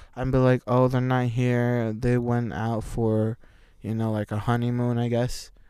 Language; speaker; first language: English; native; English